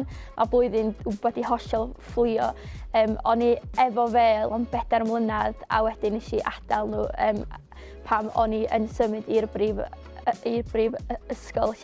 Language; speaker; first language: Welsh; native; Welsh